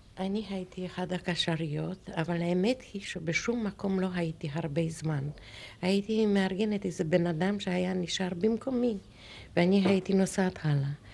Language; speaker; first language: Hebrew; non-native, fluent; Polish